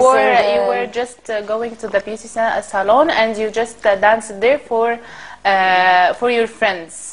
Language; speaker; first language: English; non-native, learner; Arabic